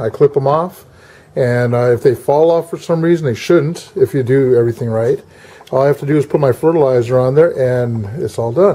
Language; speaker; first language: English; native; English